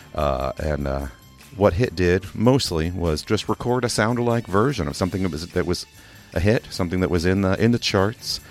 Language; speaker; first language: English; native; English